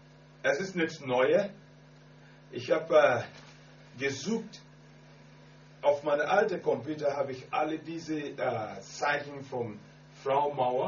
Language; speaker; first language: German; non-native, learner; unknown